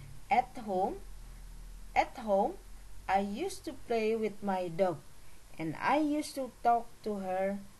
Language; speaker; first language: English; non-native, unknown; Indonesian